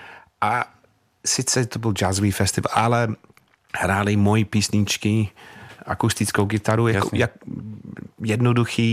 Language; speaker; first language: Czech; non-native, fluent; English